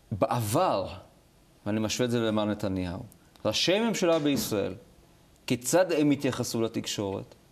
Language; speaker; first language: Hebrew; native; Hebrew